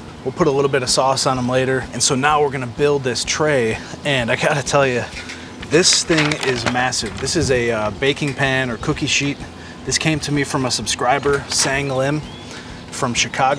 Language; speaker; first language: English; native; English